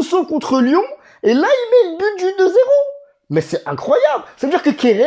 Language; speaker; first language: French; native; French